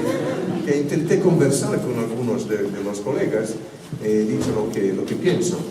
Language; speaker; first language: Spanish; non-native, fluent; Italian